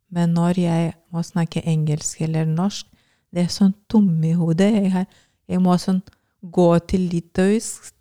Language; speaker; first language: Norwegian; non-native, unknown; Lithuanian